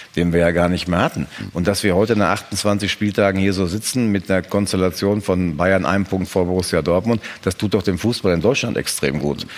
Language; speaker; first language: German; native; German